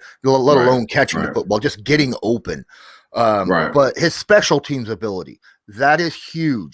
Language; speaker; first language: English; native; English